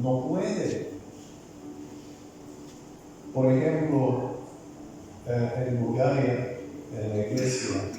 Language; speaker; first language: Spanish; non-native, fluent; Bulgarian